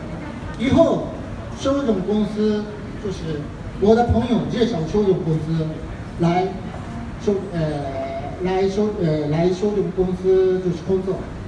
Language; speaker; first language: Chinese; non-native, fluent; Japanese